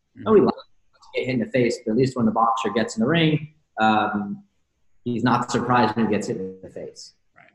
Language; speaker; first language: English; native; English